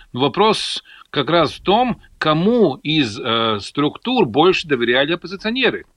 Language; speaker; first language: Russian; non-native, local second language; Latvian